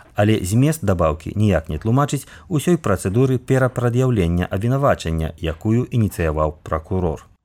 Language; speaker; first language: Belarusian; native; Belarusian